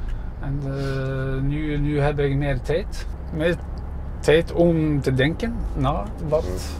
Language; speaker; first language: Dutch; non-native, fluent; Norwegian